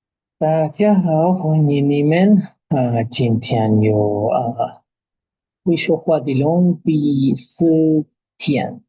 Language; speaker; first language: Chinese; non-native, fluent; Spanish